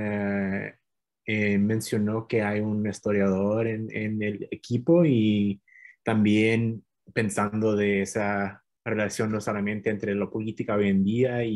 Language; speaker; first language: Spanish; non-native, fluent; English